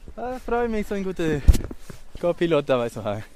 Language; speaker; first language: German; non-native, learner; Spanish